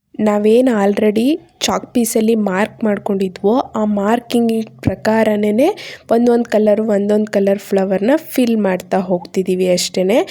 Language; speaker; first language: Kannada; native; Kannada